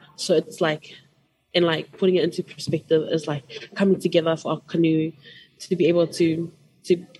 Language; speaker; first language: English; non-native, fluent; Tongan